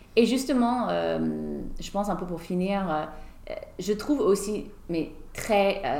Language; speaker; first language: French; non-native, fluent; English